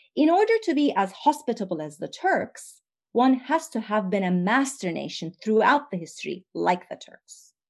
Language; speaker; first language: English; non-native, fluent; Turkish